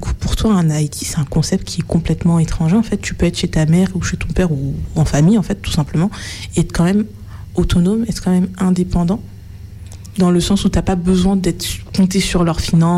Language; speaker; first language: French; native; French